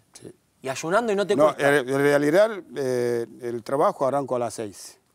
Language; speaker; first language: Spanish; non-native, fluent; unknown